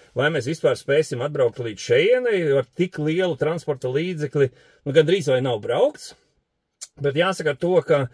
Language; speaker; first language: Latvian; native; Latvian